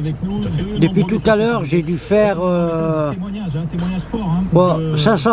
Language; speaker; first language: French; native; French